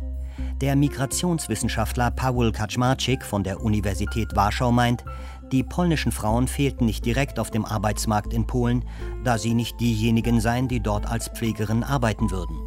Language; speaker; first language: German; native; German